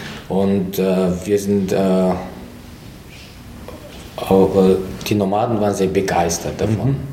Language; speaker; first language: German; non-native, fluent; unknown